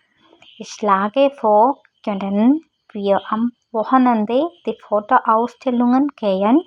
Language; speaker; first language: German; non-native, learner; Malayalam